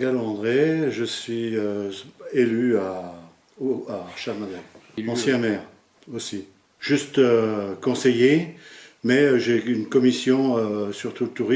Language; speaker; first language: French; native; French